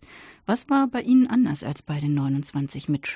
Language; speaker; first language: German; native; German